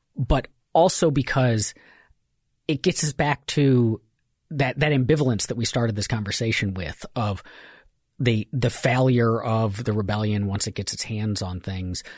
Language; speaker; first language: English; native; English